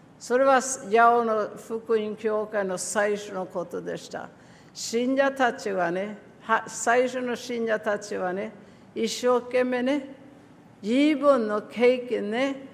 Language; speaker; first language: Japanese; non-native, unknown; Swedish